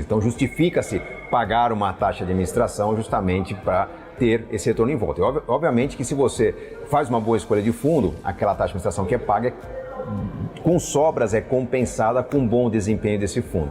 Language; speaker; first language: Portuguese; native; Portuguese